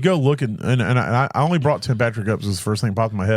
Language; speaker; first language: English; native; English